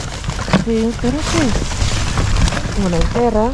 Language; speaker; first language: Spanish; non-native, learner; Filipino